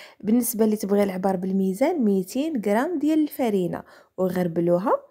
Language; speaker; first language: Arabic; native; Arabic